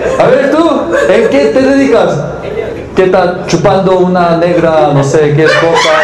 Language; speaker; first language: Spanish; non-native, learner; Korean